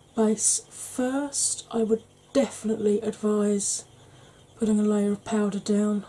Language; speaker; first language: English; native; English